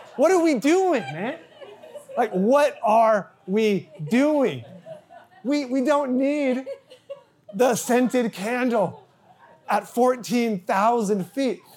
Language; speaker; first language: English; native; English